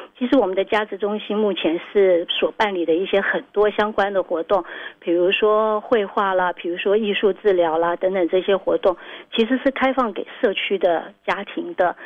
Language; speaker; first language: Chinese; native; Chinese